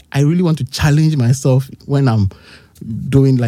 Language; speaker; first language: English; non-native, local second language; Akan